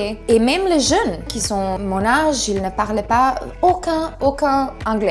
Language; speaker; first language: French; non-native, learner; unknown